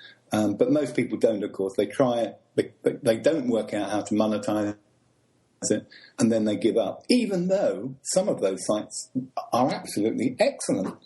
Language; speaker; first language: English; native; English